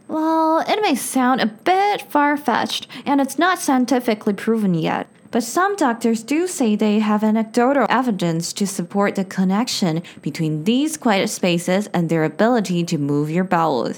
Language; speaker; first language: English; non-native, fluent; Chinese